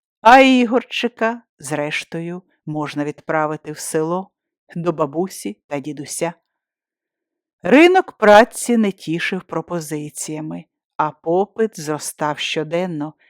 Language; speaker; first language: Ukrainian; native; Ukrainian